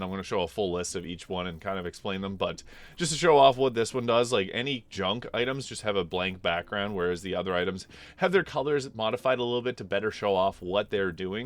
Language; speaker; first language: English; native; English